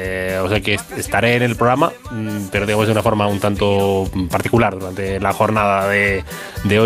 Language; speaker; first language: Spanish; native; Spanish